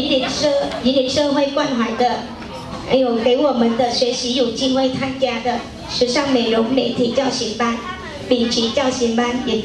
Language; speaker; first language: Chinese; non-native, fluent; Vietnamese